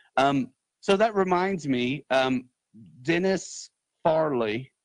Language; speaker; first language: English; native; English